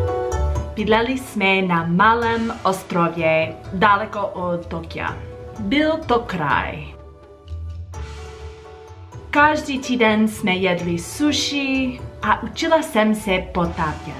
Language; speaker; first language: Czech; non-native, learner; English